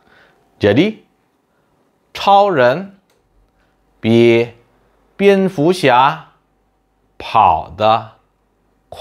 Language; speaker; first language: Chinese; non-native, fluent; Indonesian